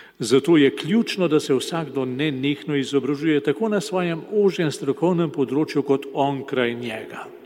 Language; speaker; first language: Slovenian; native; Slovenian